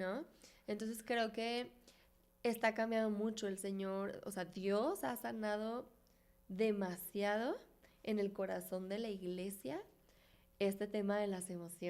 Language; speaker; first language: Spanish; native; Spanish